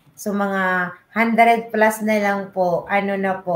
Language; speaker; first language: Filipino; native; Filipino